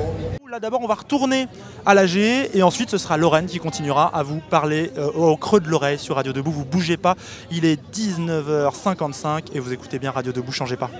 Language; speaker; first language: French; native; French